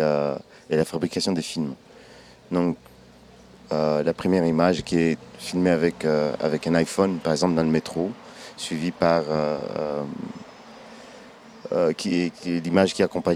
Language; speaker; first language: French; non-native, local second language; Kinyarwanda